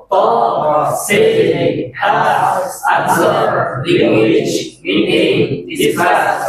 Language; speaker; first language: English; non-native, learner; Indonesian